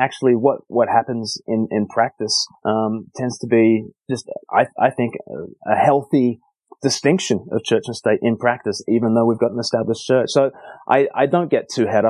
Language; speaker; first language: English; native; English